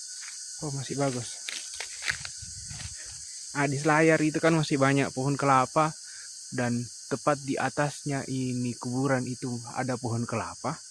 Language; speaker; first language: Indonesian; native; Indonesian